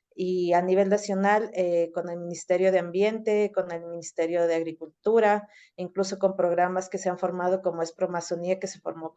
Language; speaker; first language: Spanish; native; Spanish